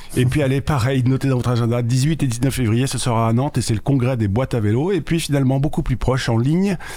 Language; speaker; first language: French; native; French